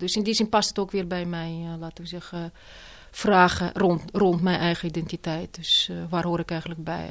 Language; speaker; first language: Dutch; non-native, fluent; Russian